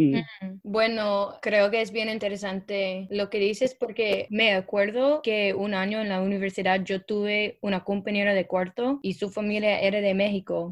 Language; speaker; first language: Spanish; non-native, fluent; English